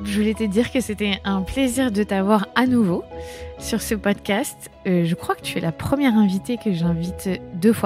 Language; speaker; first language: French; native; French